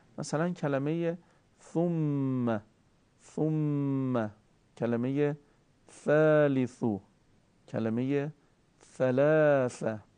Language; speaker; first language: Persian; native; Persian